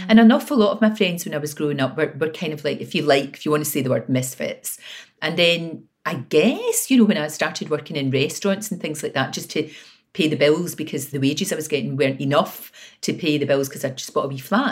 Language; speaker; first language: English; native; English